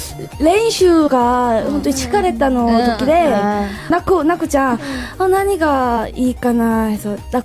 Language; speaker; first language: Japanese; non-native, learner; Korean